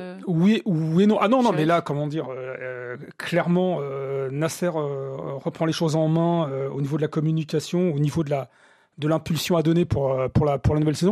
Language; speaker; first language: French; native; French